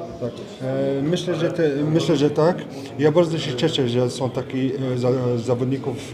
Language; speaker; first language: Polish; non-native, learner; French